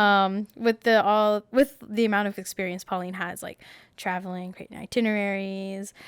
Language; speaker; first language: English; native; English